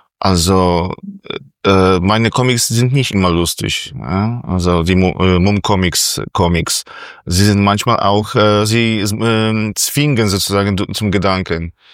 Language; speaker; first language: German; non-native, fluent; Polish